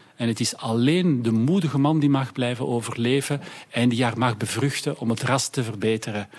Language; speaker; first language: Dutch; native; Dutch